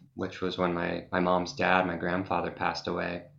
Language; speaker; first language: English; native; English